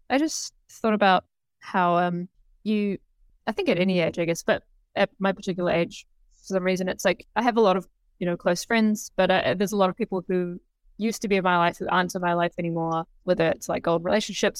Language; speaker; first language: English; native; English